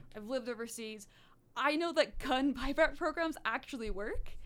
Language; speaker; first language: English; early bilingual, other home language; Dutch